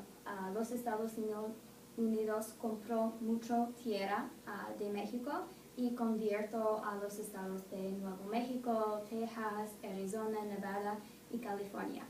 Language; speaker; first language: Spanish; non-native, learner; English